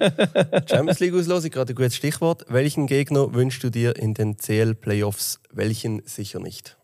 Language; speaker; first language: German; native; German